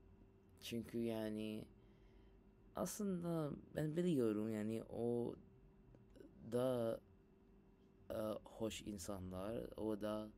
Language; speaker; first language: Turkish; non-native, learner; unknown